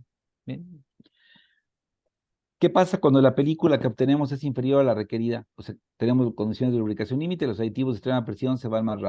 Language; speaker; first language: Spanish; native; Spanish